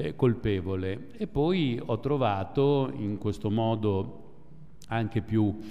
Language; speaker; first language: Italian; native; Italian